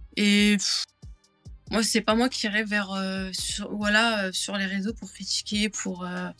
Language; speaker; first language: French; native; French